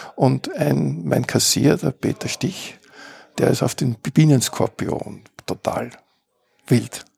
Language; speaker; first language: German; native; German